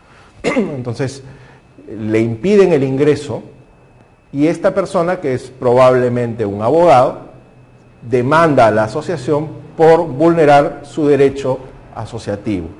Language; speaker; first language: Spanish; native; Spanish